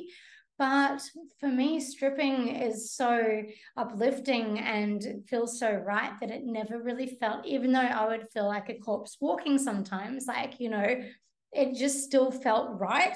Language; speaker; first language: English; native; English